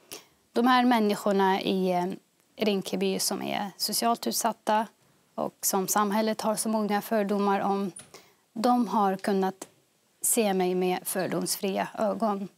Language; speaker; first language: Swedish; early bilingual, other home language; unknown